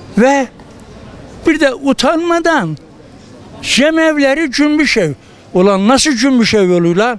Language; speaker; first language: Turkish; native; Turkish